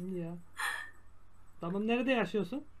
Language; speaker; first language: Turkish; non-native, learner; Indonesian